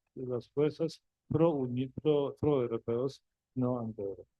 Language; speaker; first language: Spanish; non-native, fluent; Polish